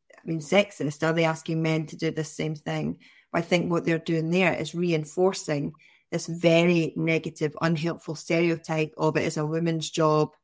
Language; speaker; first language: English; native; English